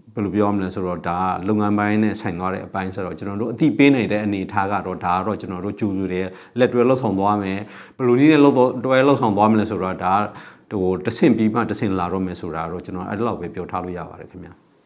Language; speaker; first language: Burmese; non-native, local second language; S'gaw Karen